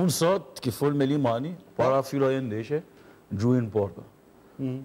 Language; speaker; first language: Albanian; non-native, learner; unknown